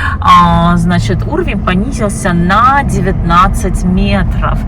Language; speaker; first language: Russian; native; Russian